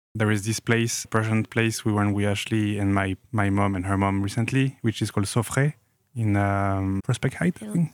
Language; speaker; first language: English; non-native, fluent; French